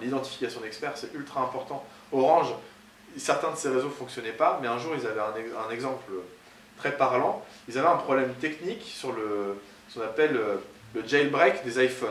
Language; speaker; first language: French; native; French